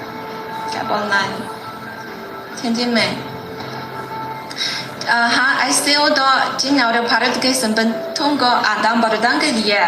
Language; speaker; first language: Hindi; non-native, fluent; Chinese